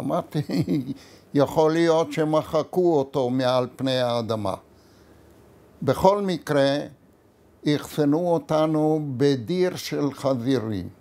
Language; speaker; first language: Hebrew; non-native, fluent; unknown